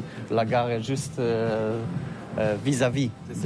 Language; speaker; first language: French; non-native, learner; Polish